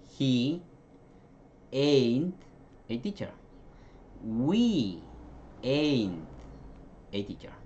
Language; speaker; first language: English; non-native, fluent; Spanish